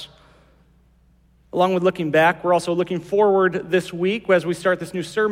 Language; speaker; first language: English; native; English